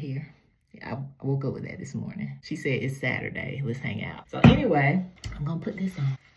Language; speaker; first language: English; native; English